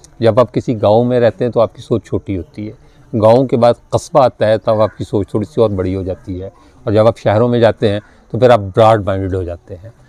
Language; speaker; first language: Urdu; non-native, local second language; Punjabi